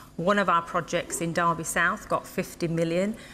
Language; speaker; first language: English; native; English